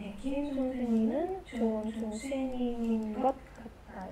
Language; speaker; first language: Korean; non-native, learner; Indonesian